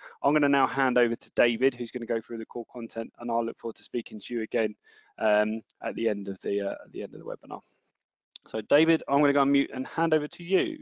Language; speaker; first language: English; native; English